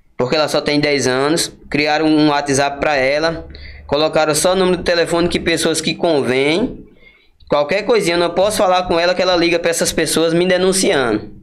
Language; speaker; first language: Portuguese; native; Portuguese